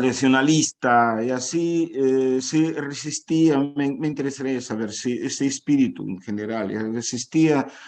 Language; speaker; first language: Spanish; non-native, fluent; Ukrainian